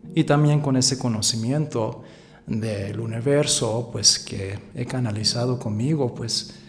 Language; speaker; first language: Spanish; early bilingual, heritage; Spanish